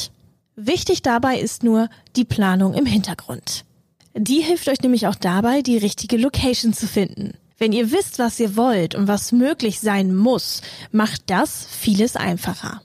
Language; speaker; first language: German; native; German